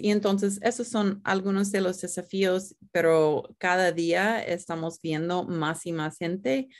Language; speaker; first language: Spanish; non-native, fluent; English